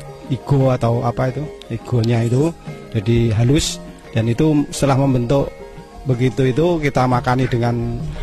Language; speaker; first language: Indonesian; non-native, local second language; Javanese